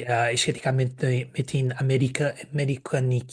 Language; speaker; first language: Greek; non-native, fluent; Portuguese